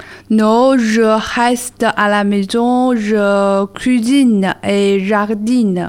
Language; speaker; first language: French; non-native, learner; Chinese